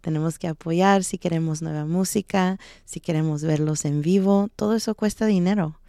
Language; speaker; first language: Spanish; early bilingual, heritage; Spanish